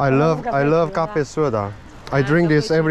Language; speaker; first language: English; non-native, learner; Korean